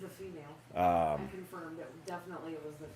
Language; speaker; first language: English; native; English